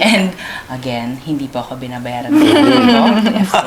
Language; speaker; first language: Filipino; native; Filipino